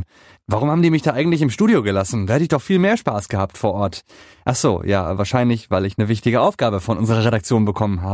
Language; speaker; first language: German; native; German